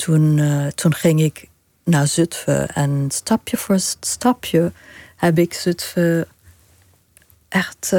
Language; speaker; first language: Dutch; non-native, fluent; Arabic